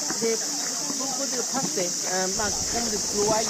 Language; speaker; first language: French; non-native, learner; Japanese